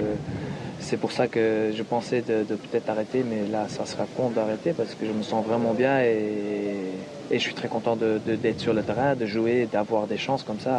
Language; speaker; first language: French; non-native, local second language; Dutch